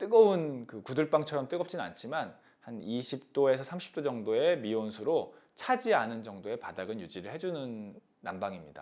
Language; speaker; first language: Korean; native; Korean